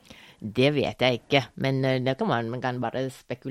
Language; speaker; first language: Norwegian; non-native, fluent; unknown